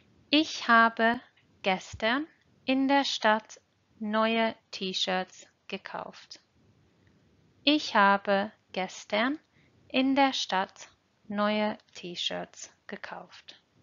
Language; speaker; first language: German; non-native, fluent; English